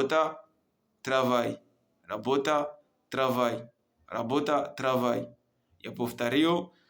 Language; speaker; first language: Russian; non-native, learner; Comorian